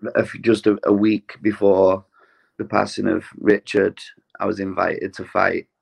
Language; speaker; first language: English; native; English